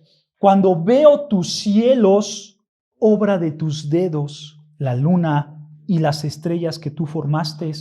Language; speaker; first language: Spanish; native; Spanish